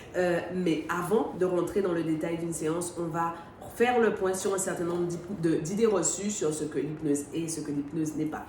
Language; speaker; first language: French; native; French